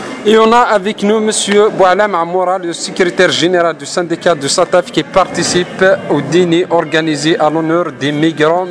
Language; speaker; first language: French; non-native, local second language; Arabic